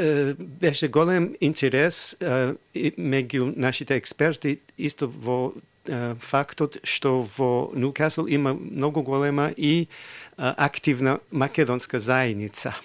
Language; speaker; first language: Macedonian; non-native, fluent; English